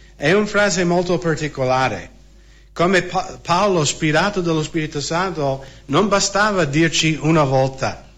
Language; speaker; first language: Italian; non-native, fluent; English